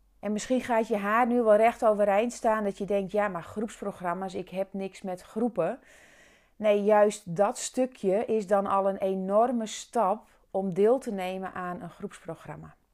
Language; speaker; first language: Dutch; non-native, local second language; Western Frisian